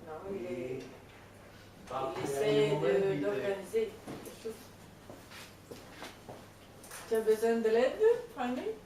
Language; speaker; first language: French; non-native, learner; Spanish